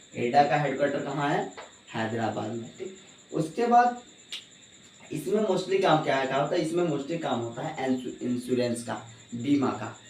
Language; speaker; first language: Hindi; native; Hindi